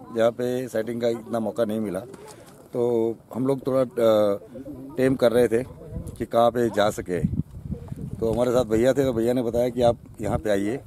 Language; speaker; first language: Hindi; non-native, local second language; Gujarati